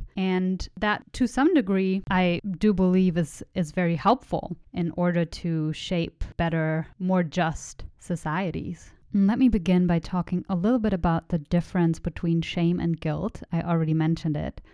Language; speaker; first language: English; non-native, fluent; German